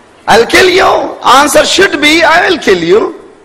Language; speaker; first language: English; non-native, local second language; Urdu